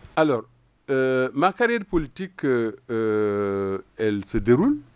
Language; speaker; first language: French; non-native, local second language; Wolof